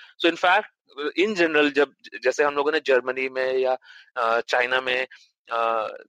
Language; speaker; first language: Hindi; native; Hindi